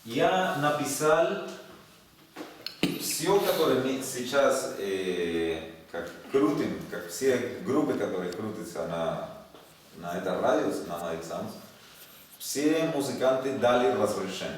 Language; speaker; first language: Russian; non-native, learner; Spanish